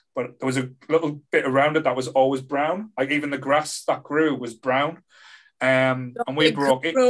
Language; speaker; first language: English; native; English